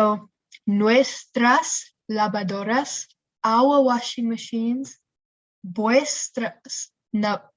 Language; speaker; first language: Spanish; non-native, fluent; English